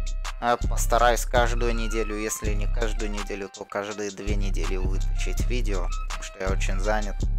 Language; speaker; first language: Russian; early bilingual, heritage; Russian